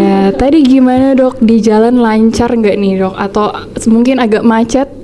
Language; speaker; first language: Indonesian; native; Indonesian